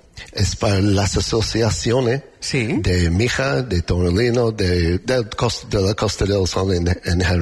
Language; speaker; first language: Spanish; non-native, learner; English